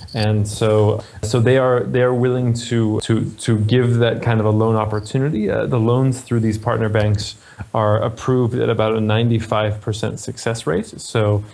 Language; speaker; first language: English; native; English